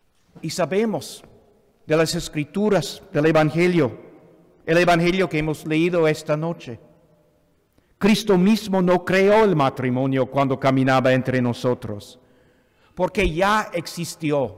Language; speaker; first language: Spanish; non-native, fluent; English